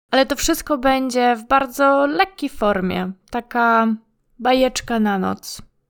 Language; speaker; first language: Polish; non-native, fluent; Ukrainian